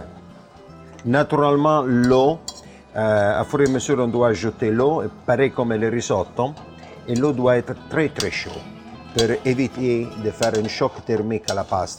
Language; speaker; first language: French; non-native, fluent; Italian